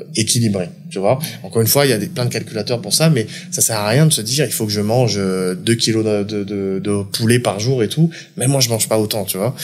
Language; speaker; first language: French; native; French